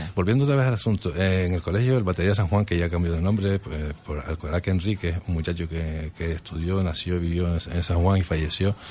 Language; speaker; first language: Spanish; early bilingual, other home language; French